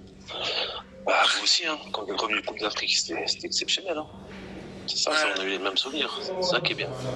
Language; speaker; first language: French; native; French